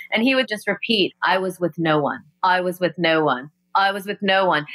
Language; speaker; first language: English; native; English